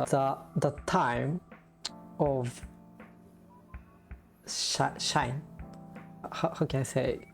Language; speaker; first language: English; non-native, learner; Japanese